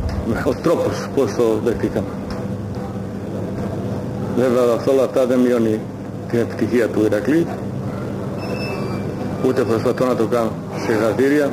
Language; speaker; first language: Greek; non-native, fluent; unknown